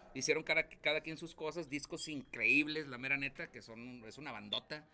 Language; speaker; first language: Spanish; native; Spanish